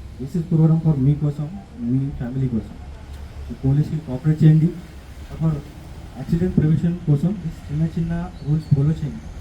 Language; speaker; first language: Telugu; non-native, learner; Hindi